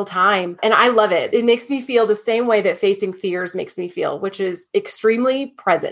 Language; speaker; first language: English; native; English